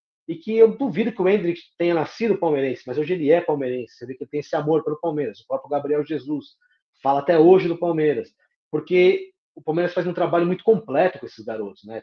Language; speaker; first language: Portuguese; native; Portuguese